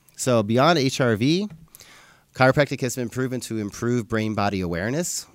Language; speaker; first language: English; native; English